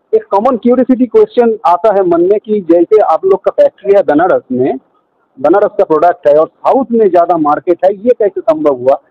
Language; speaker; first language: Hindi; non-native, local second language; Bangla